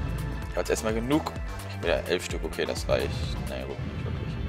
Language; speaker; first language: German; native; German